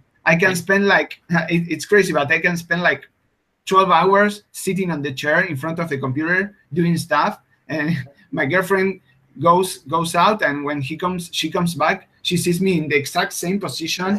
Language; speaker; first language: English; non-native, fluent; Spanish